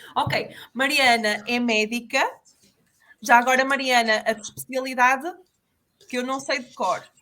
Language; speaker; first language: Portuguese; native; Portuguese